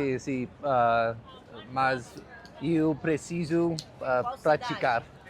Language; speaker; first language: Portuguese; non-native, learner; English